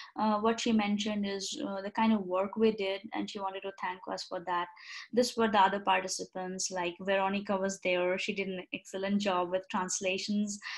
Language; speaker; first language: English; non-native, local second language; Bangla